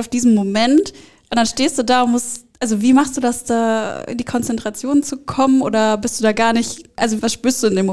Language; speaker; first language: German; native; German